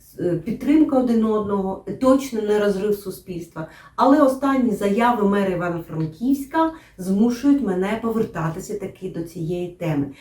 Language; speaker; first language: Ukrainian; non-native, local second language; Russian